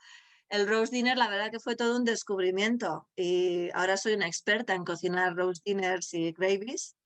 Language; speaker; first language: Spanish; non-native, local second language; Basque